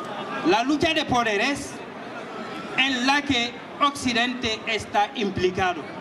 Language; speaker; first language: Spanish; non-native, fluent; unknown